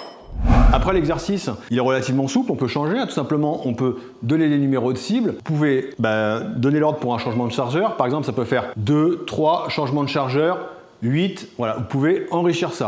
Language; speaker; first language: French; native; French